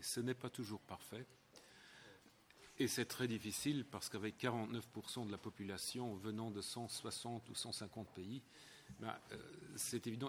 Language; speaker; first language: French; non-native, local second language; Luxembourgish